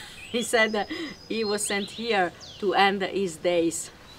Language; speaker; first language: English; non-native, fluent; Italian